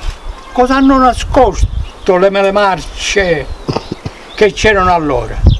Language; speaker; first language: Italian; native; Italian